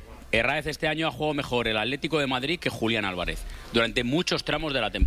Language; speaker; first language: Spanish; native; Spanish